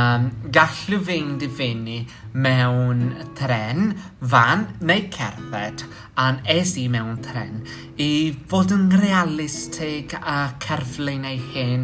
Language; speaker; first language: Welsh; non-native, fluent; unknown